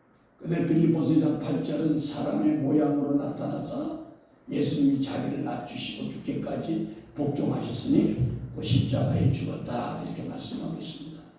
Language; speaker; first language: Korean; native; Korean